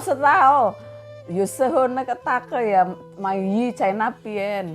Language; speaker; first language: Chinese; non-native, learner; Javanese